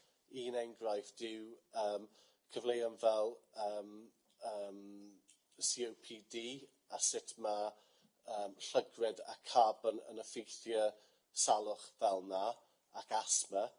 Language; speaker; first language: Welsh; non-native, fluent; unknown